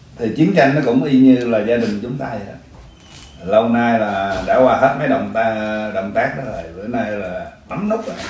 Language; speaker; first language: Vietnamese; early bilingual, heritage; Vietnamese